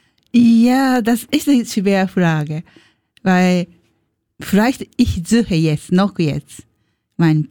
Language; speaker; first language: German; non-native, learner; Japanese